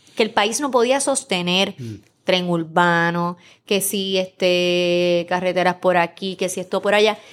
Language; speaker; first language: Spanish; native; Spanish